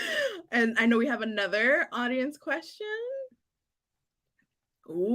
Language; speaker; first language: English; native; English